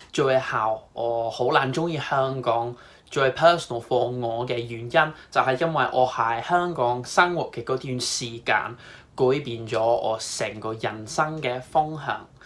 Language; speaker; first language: Cantonese; non-native, fluent; English